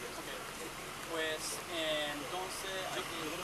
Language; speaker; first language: Spanish; early bilingual, heritage; Spanish